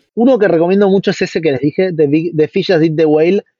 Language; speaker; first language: Spanish; native; Spanish